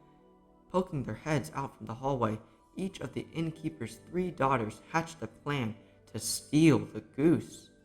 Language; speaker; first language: English; native; English